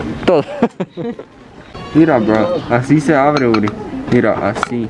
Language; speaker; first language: Spanish; early bilingual, heritage; Spanish